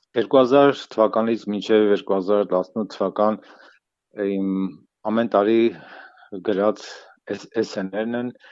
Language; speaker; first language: Armenian; native; Armenian